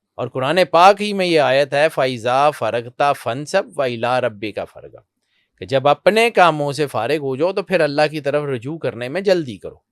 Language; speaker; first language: Urdu; non-native, local second language; Punjabi